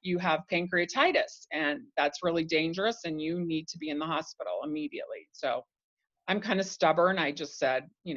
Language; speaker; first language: English; native; English